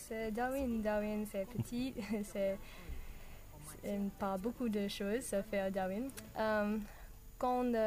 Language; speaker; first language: French; non-native, learner; English